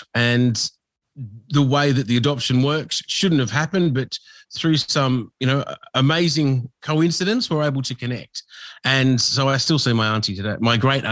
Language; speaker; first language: English; native; English